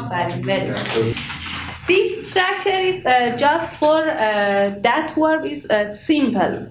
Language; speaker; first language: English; non-native, learner; Persian